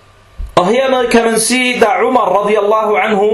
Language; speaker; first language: Danish; early bilingual, other home language; Arabic